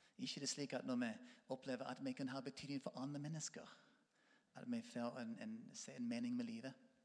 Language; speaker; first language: Norwegian; non-native, fluent; English